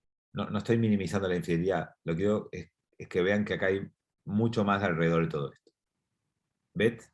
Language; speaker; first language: Spanish; native; Spanish